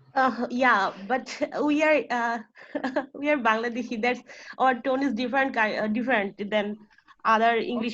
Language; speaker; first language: English; non-native, learner; Bangla